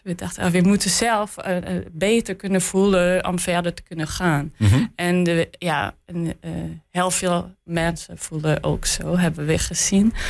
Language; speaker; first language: Dutch; non-native, learner; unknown